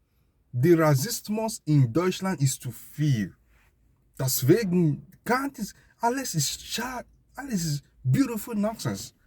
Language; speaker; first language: German; non-native, learner; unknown